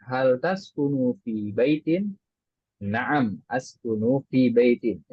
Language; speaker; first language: Arabic; non-native, fluent; Indonesian